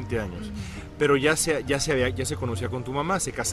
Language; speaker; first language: Spanish; native; Spanish